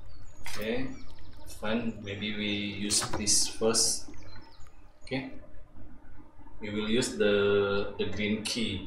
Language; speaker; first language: English; non-native, learner; Indonesian